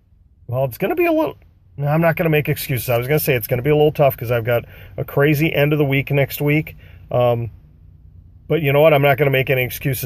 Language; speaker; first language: English; native; English